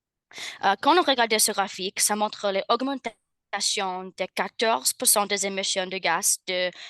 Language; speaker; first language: French; non-native, learner; English